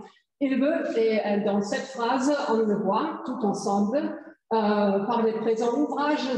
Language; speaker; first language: French; non-native, fluent; German